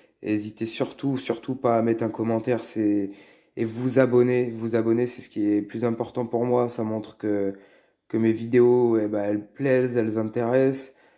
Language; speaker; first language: French; native; French